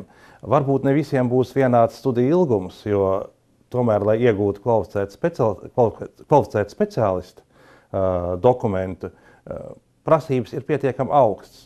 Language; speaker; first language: Latvian; native; Latvian